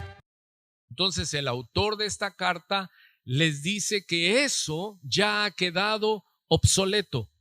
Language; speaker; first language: Spanish; native; Spanish